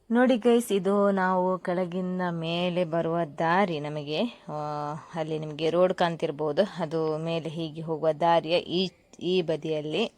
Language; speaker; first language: Kannada; native; Kannada